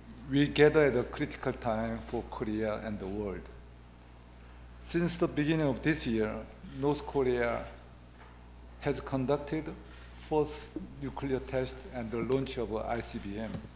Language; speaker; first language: English; non-native, fluent; Korean